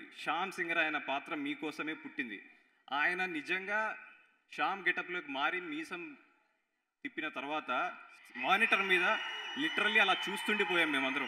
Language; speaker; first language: Telugu; native; Telugu